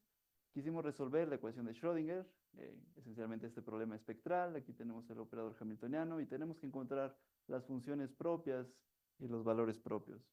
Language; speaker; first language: Spanish; native; Spanish